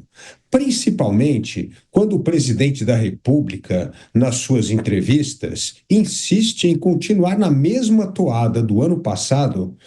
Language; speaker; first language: Portuguese; native; Portuguese